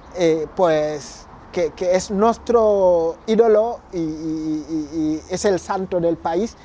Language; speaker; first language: Spanish; non-native, fluent; Wolof